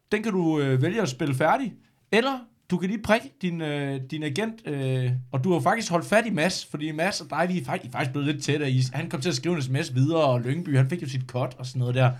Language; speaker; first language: Danish; native; Danish